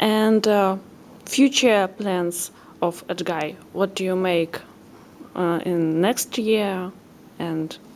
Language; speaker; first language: English; non-native, learner; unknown